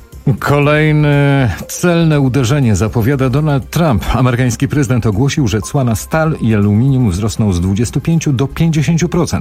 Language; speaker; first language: Polish; native; Polish